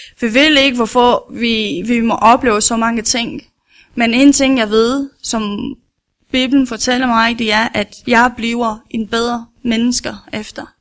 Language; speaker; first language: Danish; non-native, learner; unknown